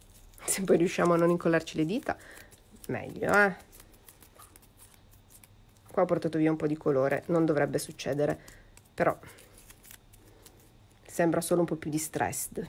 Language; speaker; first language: Italian; native; Italian